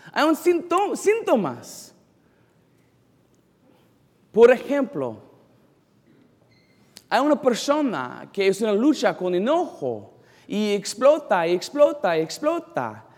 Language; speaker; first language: Spanish; non-native, learner; English